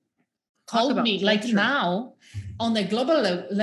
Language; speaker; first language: English; non-native, fluent; Polish